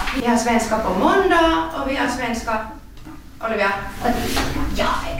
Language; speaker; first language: Swedish; non-native, local second language; Finnish